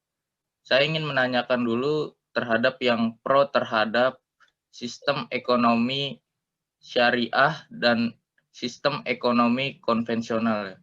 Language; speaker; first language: Indonesian; native; Indonesian